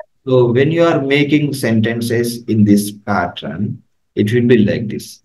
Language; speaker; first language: English; non-native, local second language; Telugu